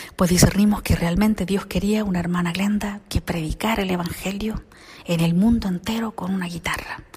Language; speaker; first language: Spanish; native; Spanish